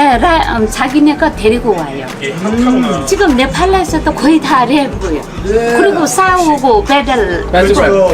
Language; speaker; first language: Korean; non-native, fluent; Nepali